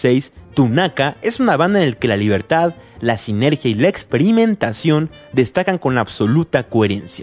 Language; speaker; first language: Spanish; native; Spanish